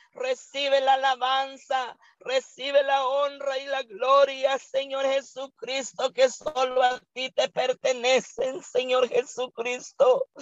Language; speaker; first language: Spanish; native; Spanish